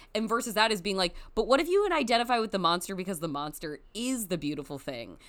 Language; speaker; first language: English; native; English